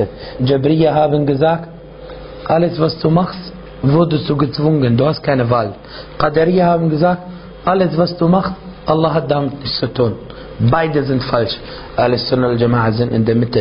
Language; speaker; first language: German; non-native, fluent; Arabic